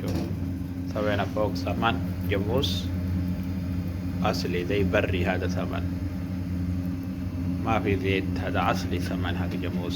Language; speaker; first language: Arabic; non-native, learner; Urdu